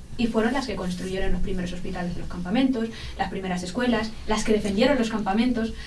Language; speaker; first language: Spanish; early bilingual, other home language; Arabic